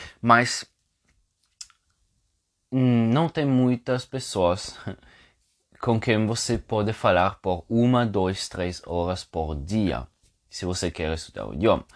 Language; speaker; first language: Portuguese; non-native, fluent; Italian